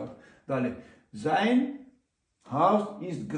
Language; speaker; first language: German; non-native, learner; Ukrainian